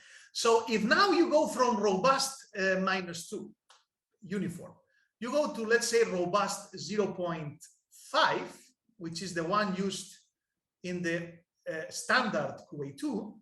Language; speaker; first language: English; non-native, fluent; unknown